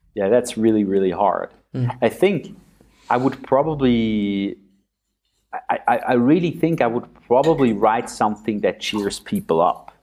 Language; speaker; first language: English; non-native, fluent; German